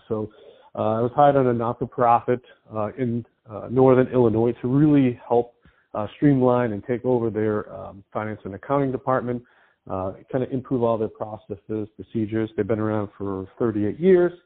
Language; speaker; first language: English; native; English